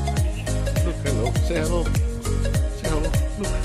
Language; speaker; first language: English; native; English